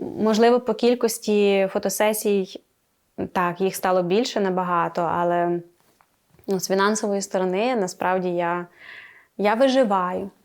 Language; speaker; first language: Ukrainian; native; Ukrainian